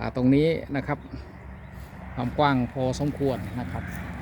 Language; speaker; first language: Thai; native; Thai